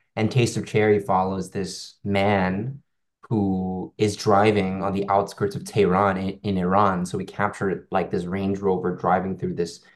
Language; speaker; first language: English; non-native, local second language; Cantonese